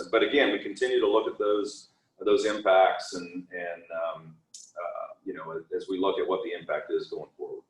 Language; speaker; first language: English; native; English